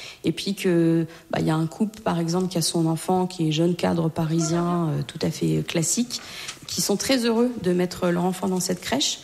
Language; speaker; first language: French; native; French